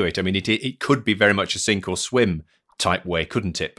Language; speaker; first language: English; native; English